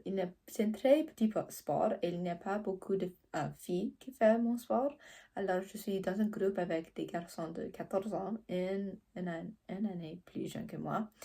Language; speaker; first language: French; non-native, learner; English